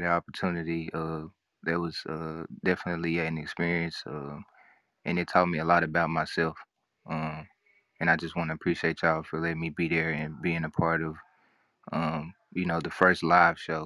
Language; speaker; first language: English; native; English